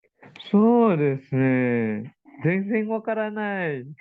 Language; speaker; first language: Japanese; non-native, learner; Indonesian